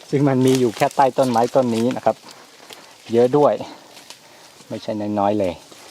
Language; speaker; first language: Thai; non-native, local second language; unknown